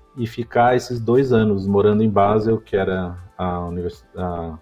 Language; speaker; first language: Portuguese; native; Portuguese